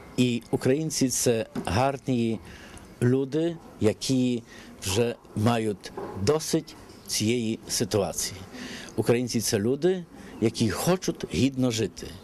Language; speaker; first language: Ukrainian; early bilingual, heritage; Ukrainian